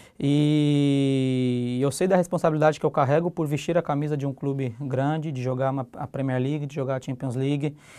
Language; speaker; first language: Portuguese; native; Portuguese